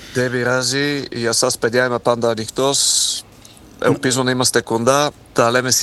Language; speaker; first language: Greek; non-native, fluent; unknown